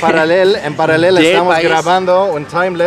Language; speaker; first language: Spanish; non-native, learner; German